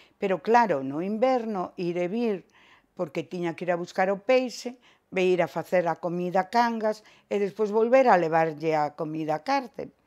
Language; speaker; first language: Galician; native; Galician